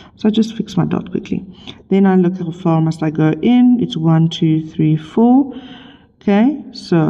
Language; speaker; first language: English; non-native, local second language; Afrikaans